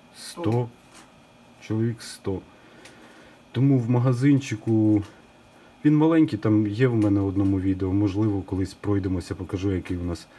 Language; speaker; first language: Ukrainian; non-native, local second language; Russian